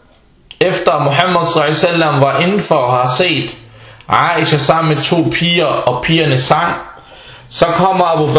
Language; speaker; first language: Danish; early bilingual, other home language; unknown